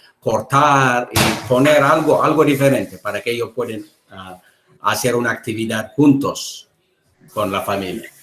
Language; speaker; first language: Spanish; non-native, learner; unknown